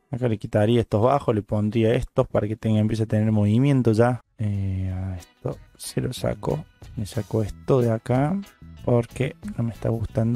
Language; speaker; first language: Spanish; native; Spanish